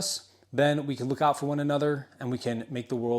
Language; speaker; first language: English; native; English